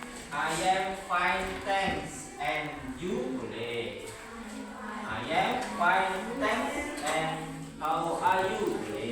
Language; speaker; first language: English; non-native, learner; Indonesian